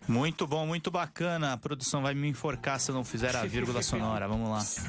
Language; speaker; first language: Portuguese; native; Portuguese